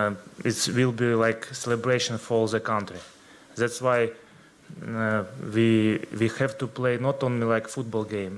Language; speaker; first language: English; non-native, learner; Ukrainian